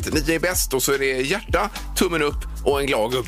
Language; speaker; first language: Swedish; native; Swedish